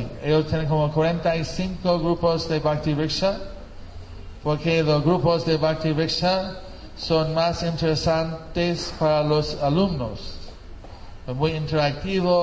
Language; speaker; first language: Spanish; non-native, fluent; English